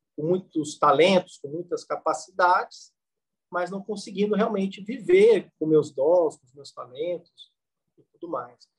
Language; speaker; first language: Portuguese; native; Portuguese